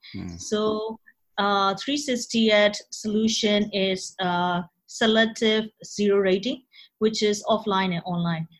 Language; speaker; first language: English; non-native, fluent; Burmese